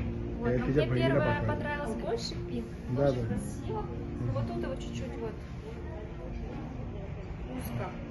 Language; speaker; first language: Russian; native; Russian